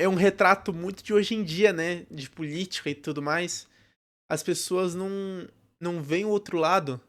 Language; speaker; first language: Portuguese; native; Portuguese